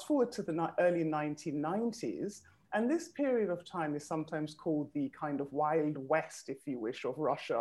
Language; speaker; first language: English; native; English